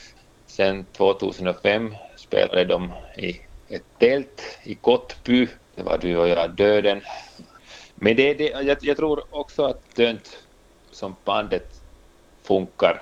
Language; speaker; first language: Swedish; non-native, local second language; Finnish